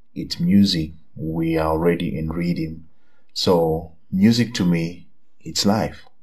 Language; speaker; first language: English; non-native, local second language; Swati